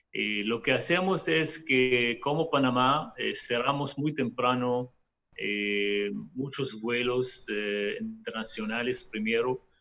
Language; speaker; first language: Spanish; non-native, fluent; Hebrew